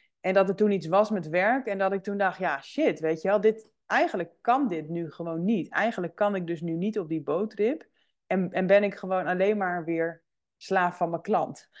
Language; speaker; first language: Dutch; native; Dutch